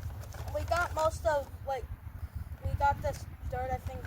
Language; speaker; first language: English; native; English